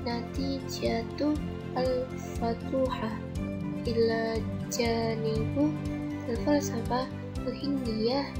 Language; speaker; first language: Arabic; non-native, learner; Indonesian